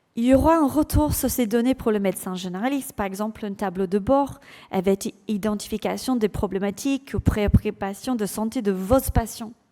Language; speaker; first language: French; non-native, fluent; English